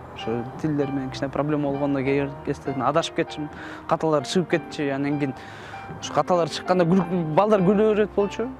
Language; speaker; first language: Kyrgyz; native; Kyrgyz